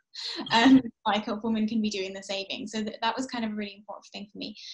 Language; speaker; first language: English; early bilingual, heritage; English